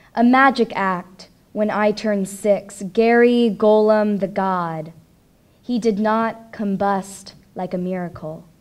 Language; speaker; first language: English; native; English